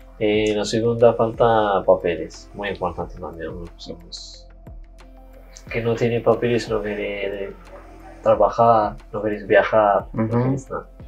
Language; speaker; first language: Spanish; non-native, learner; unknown